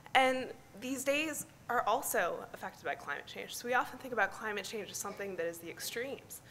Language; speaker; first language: English; native; English